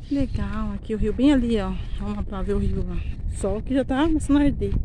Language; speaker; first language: Portuguese; native; Portuguese